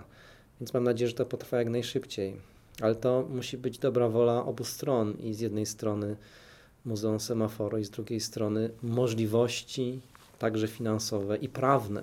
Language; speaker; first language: Polish; native; Polish